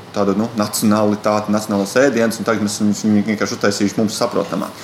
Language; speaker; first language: Latvian; native; Latvian